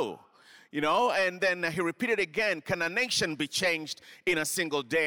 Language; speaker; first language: English; non-native, local second language; Luyia